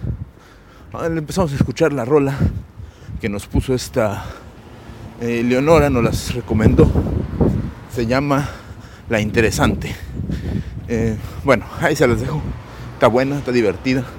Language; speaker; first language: Spanish; native; Spanish